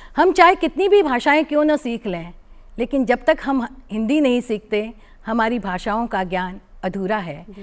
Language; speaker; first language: Hindi; native; Hindi